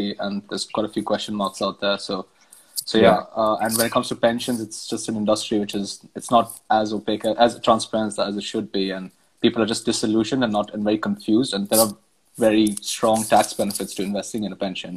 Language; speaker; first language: English; non-native, local second language; Hindi